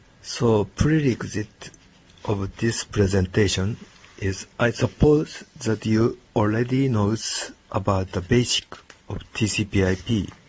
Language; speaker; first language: English; non-native, learner; Japanese